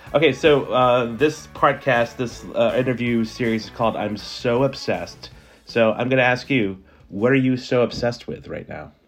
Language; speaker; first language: English; native; English